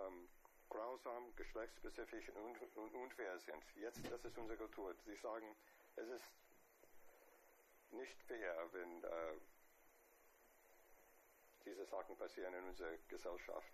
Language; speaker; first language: German; non-native, fluent; English